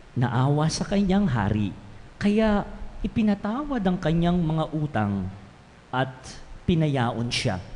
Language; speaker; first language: Filipino; non-native, local second language; Pampanga